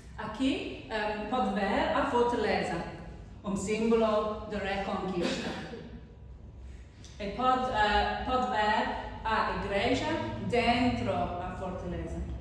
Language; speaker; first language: Portuguese; non-native, learner; English